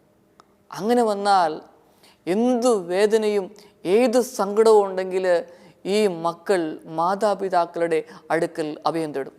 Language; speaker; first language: Malayalam; native; Malayalam